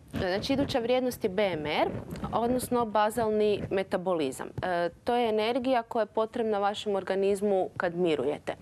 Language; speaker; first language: Croatian; native; Croatian